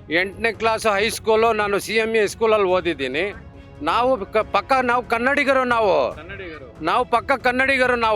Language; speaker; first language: Kannada; non-native, local second language; Urdu